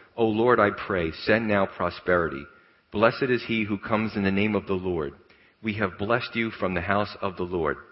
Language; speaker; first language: English; native; English